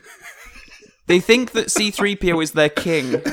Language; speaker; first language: English; native; English